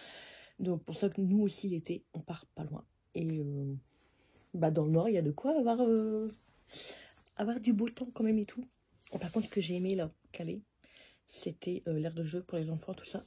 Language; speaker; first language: French; native; French